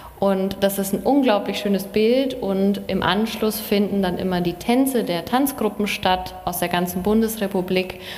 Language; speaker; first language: German; native; German